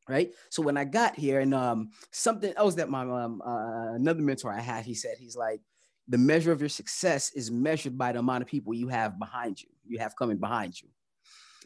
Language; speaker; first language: English; early bilingual, other home language; Haitian Creole